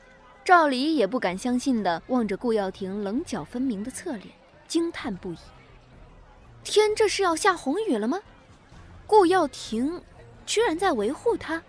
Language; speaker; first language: Chinese; native; Chinese